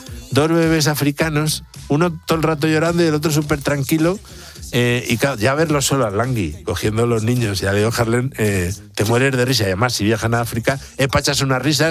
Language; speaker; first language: Spanish; native; Spanish